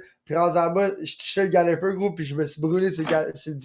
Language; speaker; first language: French; native; French